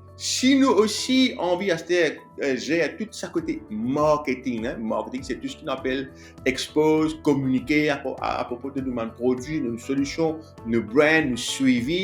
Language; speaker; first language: French; non-native, local second language; Morisyen